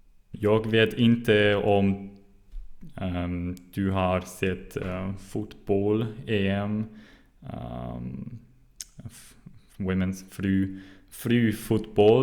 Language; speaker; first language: Swedish; non-native, learner; German